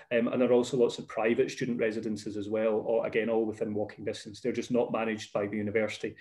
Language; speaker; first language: English; native; English